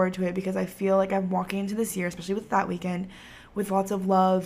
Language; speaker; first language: English; native; English